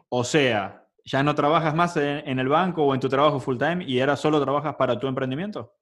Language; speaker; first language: Spanish; native; Spanish